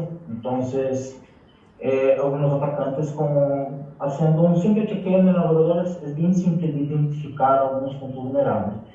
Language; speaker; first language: Spanish; non-native, fluent; Portuguese